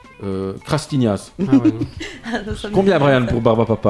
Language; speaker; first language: French; native; French